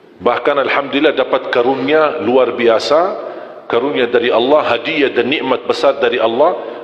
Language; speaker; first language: Malay; non-native, fluent; Arabic